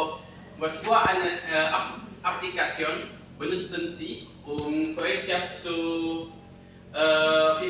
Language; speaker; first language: German; non-native, learner; Indonesian